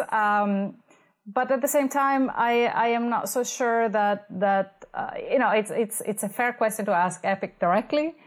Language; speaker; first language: English; non-native, fluent; Italian